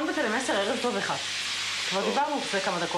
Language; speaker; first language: Hebrew; native; Hebrew